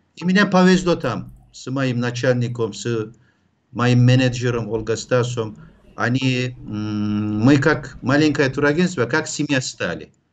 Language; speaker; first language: Russian; non-native, fluent; Turkish